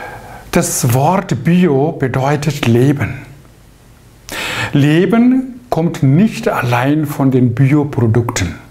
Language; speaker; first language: German; non-native, fluent; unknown